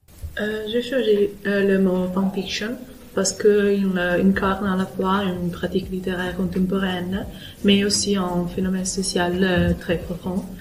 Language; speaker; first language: French; non-native, fluent; Italian